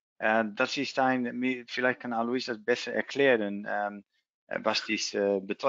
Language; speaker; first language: German; non-native, learner; Dutch